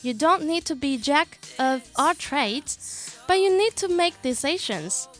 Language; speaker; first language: English; non-native, fluent; Chinese